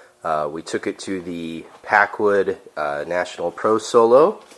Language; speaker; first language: English; native; English